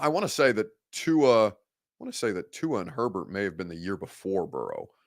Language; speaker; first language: English; native; English